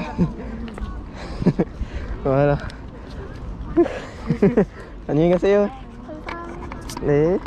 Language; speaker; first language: Korean; non-native, fluent; French